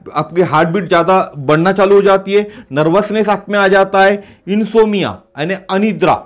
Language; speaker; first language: Hindi; non-native, local second language; Marathi